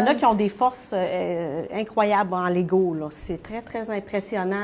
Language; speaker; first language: French; native; French